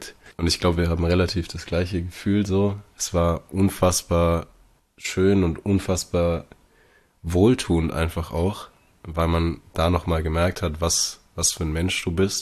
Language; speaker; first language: German; native; German